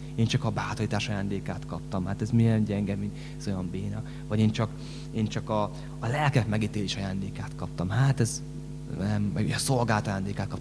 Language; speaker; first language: Hungarian; native; Hungarian